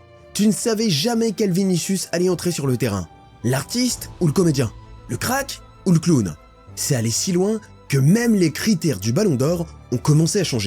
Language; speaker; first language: French; native; French